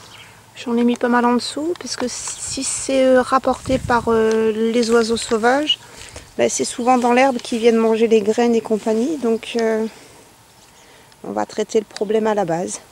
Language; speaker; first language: French; native; French